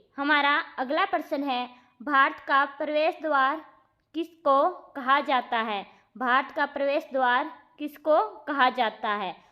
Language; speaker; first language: Hindi; native; Hindi